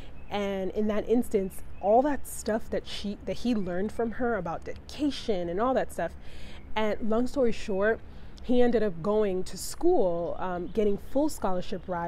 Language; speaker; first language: English; early bilingual, other home language; Spanish